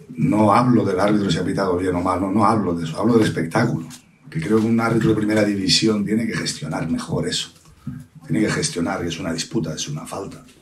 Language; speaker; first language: Spanish; non-native, local second language; Catalan